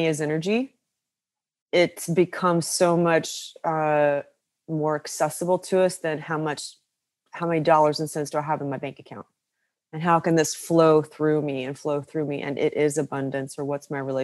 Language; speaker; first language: English; native; English